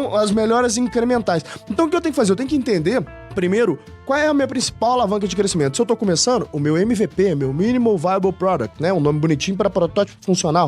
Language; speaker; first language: Portuguese; native; Portuguese